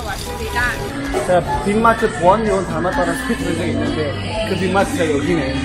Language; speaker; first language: Korean; native; Korean